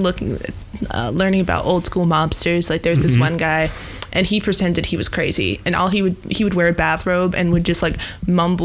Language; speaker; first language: English; native; English